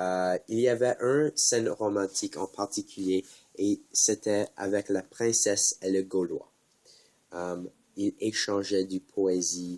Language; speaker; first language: French; non-native, learner; English